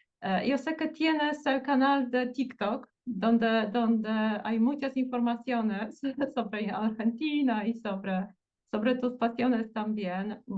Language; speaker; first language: Spanish; non-native, fluent; Portuguese